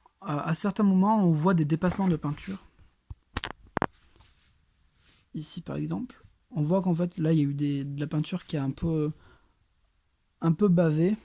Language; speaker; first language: French; native; French